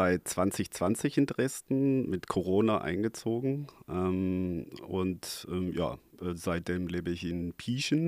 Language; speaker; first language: German; non-native, fluent; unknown